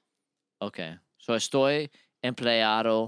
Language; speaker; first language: Spanish; non-native, learner; English